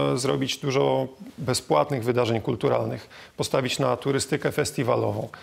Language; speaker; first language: Polish; native; Polish